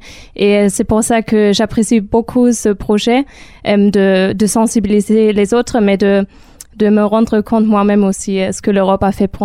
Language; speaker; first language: French; non-native, fluent; German